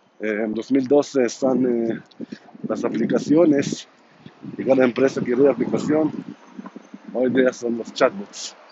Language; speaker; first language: Spanish; non-native, fluent; Hebrew